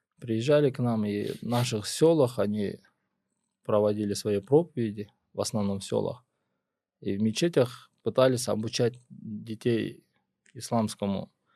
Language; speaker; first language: Russian; non-native, local second language; Kyrgyz